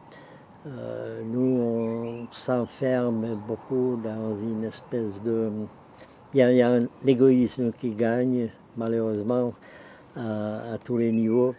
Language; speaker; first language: French; non-native, fluent; Czech